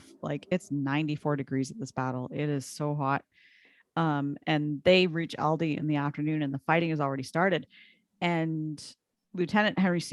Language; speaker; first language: English; native; English